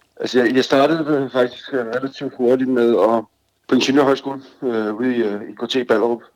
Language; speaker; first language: Danish; native; Danish